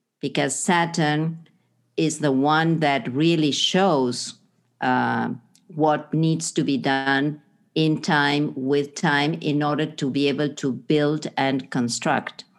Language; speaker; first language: English; non-native, fluent; Spanish